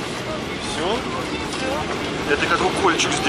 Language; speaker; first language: Russian; native; Russian